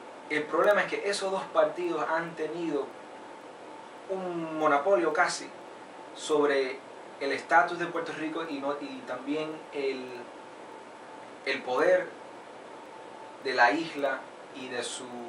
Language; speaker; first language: Spanish; native; Spanish